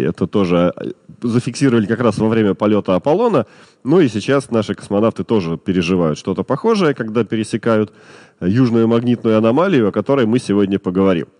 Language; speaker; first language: Russian; native; Russian